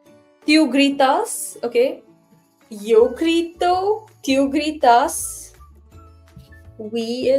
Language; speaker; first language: Spanish; non-native, learner; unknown